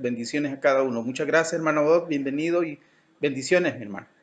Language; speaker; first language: Spanish; native; Spanish